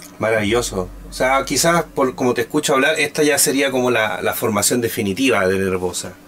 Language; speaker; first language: Spanish; native; Spanish